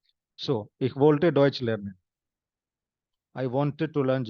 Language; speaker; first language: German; non-native, fluent; Hindi